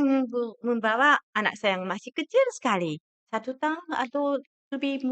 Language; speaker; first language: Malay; non-native, fluent; Japanese